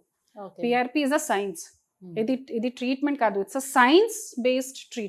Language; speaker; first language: Telugu; non-native, fluent; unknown